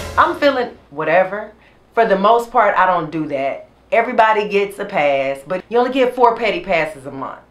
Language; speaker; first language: English; native; English